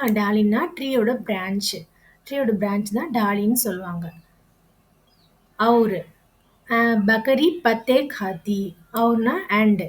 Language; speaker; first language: Tamil; native; Tamil